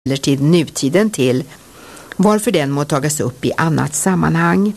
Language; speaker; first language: Swedish; native; Swedish